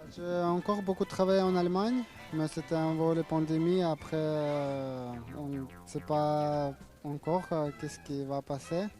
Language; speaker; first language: French; non-native, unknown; Ukrainian